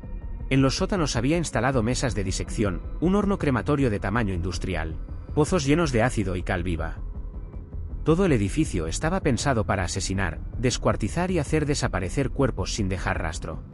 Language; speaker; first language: Spanish; native; Spanish